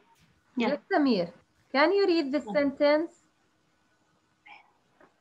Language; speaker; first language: English; non-native, learner; Arabic